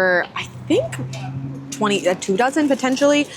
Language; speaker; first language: English; native; English